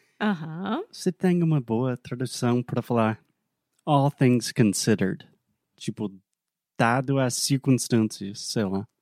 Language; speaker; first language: Portuguese; non-native, fluent; English